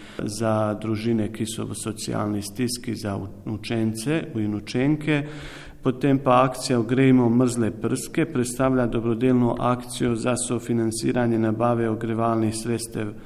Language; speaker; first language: Slovenian; non-native, local second language; Bosnian